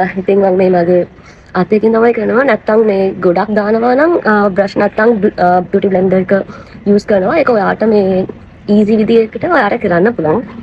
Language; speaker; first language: Sinhala; non-native, local second language; Tamil